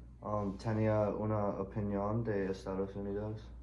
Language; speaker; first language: Spanish; non-native, learner; English